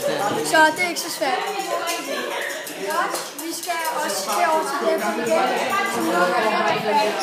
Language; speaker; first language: Danish; native; Danish